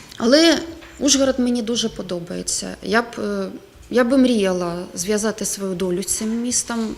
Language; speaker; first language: Ukrainian; non-native, local second language; Russian